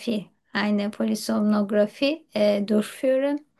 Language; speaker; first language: German; non-native, learner; Turkish